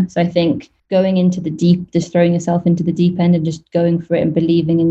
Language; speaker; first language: English; native; English